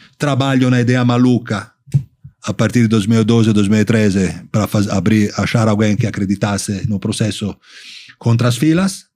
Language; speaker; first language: Portuguese; non-native, fluent; Italian